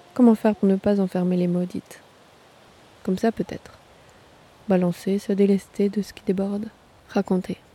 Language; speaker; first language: French; non-native, fluent; Chinese